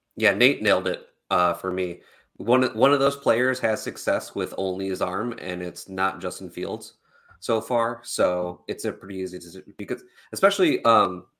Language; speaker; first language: English; native; English